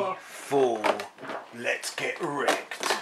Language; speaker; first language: English; native; English